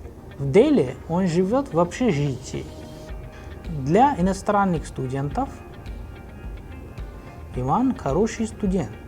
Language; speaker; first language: Russian; non-native, fluent; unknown